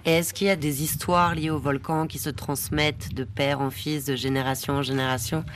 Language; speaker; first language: French; native; French